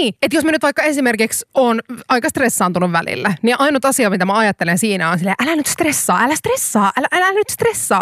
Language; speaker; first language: Finnish; native; Finnish